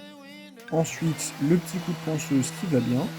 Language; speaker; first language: French; native; French